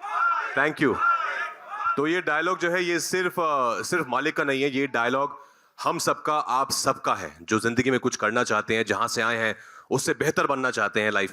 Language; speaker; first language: Hindi; native; Hindi